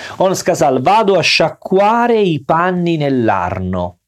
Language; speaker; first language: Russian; non-native, learner; Italian